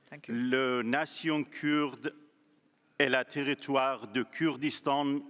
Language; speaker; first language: French; non-native, learner; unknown